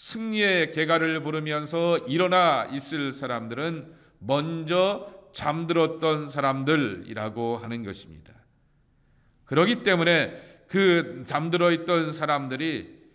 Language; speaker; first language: Korean; native; Korean